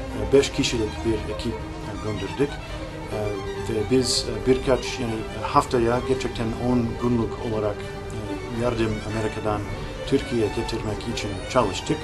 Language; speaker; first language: Turkish; non-native, learner; English